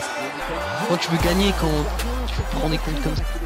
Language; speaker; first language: French; native; French